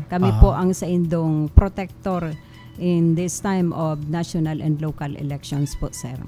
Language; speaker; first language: Filipino; non-native, local second language; Bikol